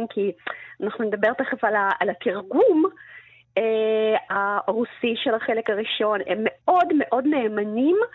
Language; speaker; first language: Hebrew; early bilingual, other home language; Russian